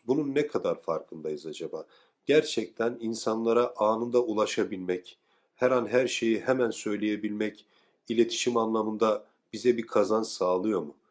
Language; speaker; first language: Turkish; native; Turkish